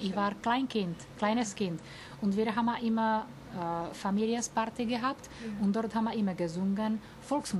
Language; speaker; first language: German; non-native, learner; Czech